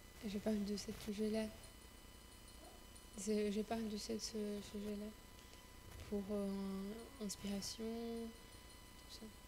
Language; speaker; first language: French; non-native, learner; Russian